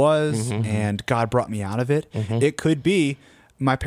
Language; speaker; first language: English; native; English